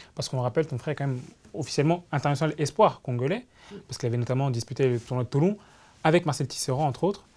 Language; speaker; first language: French; native; French